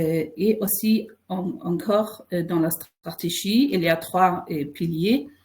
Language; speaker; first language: French; non-native, fluent; Faroese